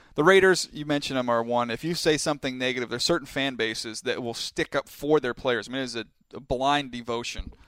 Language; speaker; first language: English; native; English